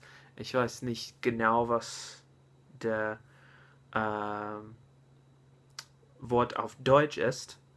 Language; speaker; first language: German; non-native, learner; English